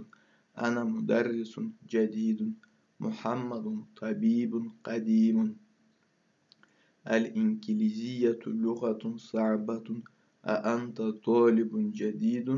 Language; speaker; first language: Arabic; non-native, fluent; Russian